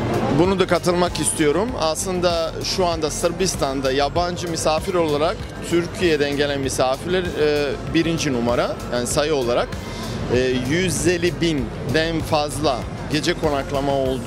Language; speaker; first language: Turkish; non-native, fluent; Serbian